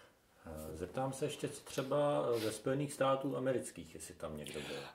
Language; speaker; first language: Czech; native; Czech